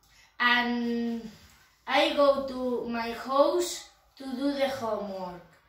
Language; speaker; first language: English; non-native, learner; Catalan